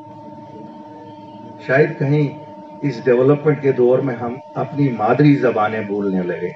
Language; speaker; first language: Hindi; non-native, local second language; Kashmiri